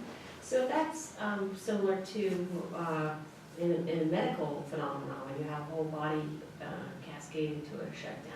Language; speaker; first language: English; native; English